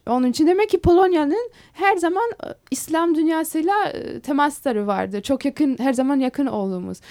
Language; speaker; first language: Turkish; non-native, fluent; Polish